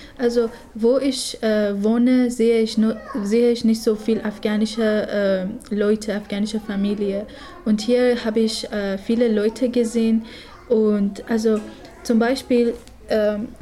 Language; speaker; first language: German; non-native, learner; Persian